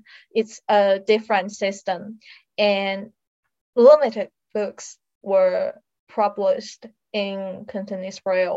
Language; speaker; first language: English; non-native, fluent; Chinese